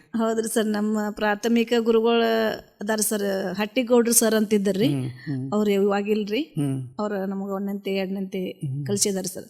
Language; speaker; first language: Kannada; native; Kannada